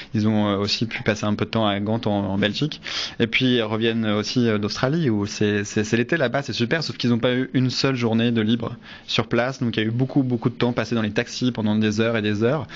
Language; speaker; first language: French; native; French